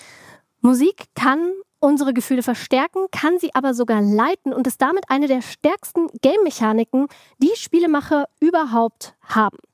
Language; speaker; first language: German; native; German